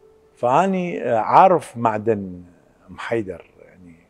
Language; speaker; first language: Arabic; native; Arabic